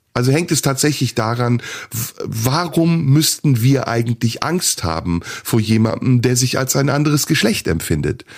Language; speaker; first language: German; early bilingual, other home language; Turkish